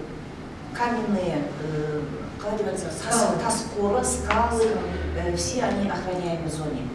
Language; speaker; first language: Russian; non-native, local second language; Kazakh